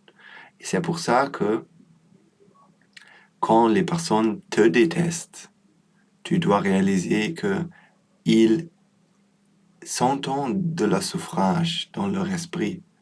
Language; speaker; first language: French; non-native, learner; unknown